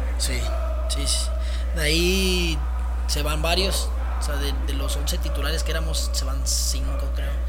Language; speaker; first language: Spanish; early bilingual, heritage; Spanish